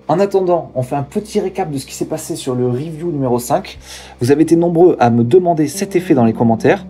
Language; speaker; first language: French; native; French